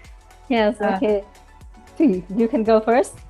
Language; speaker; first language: English; non-native, fluent; Vietnamese